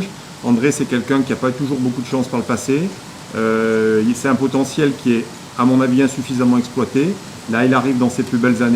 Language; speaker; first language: French; native; French